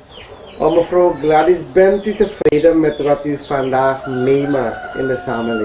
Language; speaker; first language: Dutch; non-native, local second language; Caribbean Hindustani